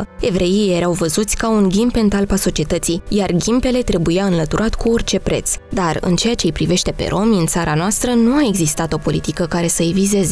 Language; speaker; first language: Romanian; native; Romanian